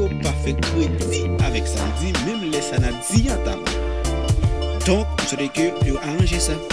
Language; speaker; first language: Haitian Creole; native; Haitian Creole